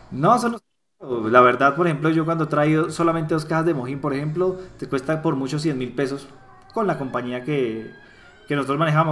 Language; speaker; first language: Spanish; native; Spanish